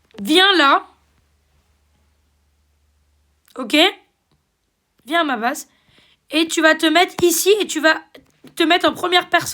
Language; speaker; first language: French; native; French